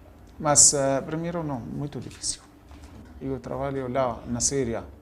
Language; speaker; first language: Portuguese; non-native, learner; Arabic